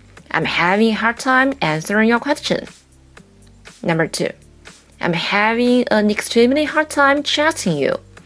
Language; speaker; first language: English; non-native, fluent; Chinese